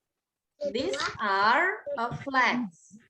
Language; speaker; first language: English; non-native, learner; Indonesian